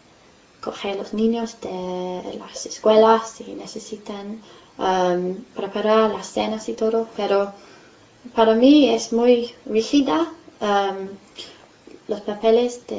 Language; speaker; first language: Spanish; non-native, fluent; English